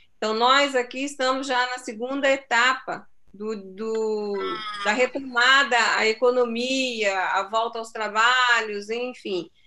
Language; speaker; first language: Portuguese; native; Portuguese